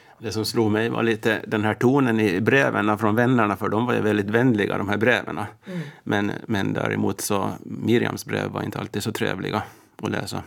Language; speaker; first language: Swedish; native; Swedish